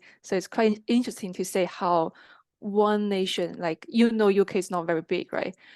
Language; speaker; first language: English; non-native, fluent; Chinese